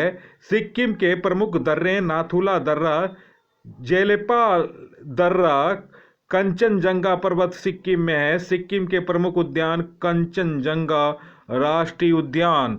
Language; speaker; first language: Hindi; native; Hindi